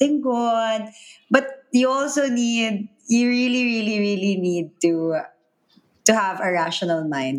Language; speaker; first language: English; non-native, local second language; Filipino